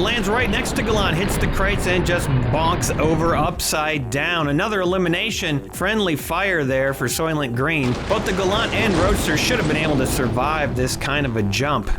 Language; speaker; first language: English; native; English